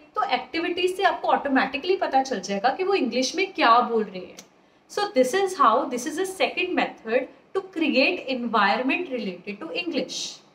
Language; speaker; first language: Hindi; native; Hindi